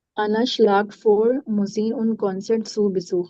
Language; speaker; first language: German; non-native, learner; Urdu